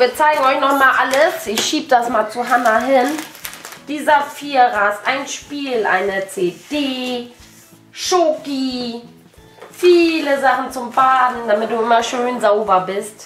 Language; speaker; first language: German; native; German